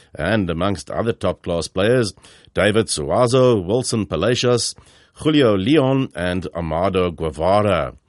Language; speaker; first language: English; early bilingual, other home language; Afrikaans